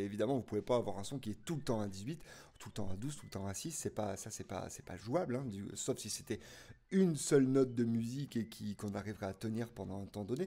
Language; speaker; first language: French; native; French